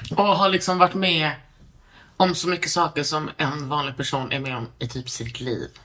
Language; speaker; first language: Swedish; native; Swedish